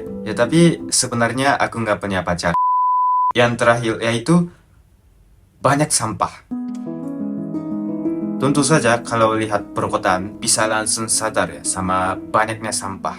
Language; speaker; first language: Indonesian; non-native, fluent; Japanese